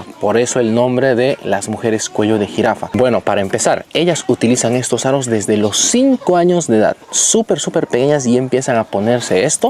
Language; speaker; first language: Spanish; native; Spanish